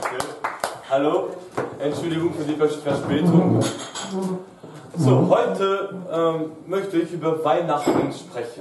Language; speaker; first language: German; non-native, fluent; French